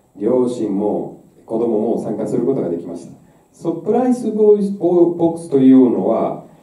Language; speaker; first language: Japanese; non-native, fluent; Spanish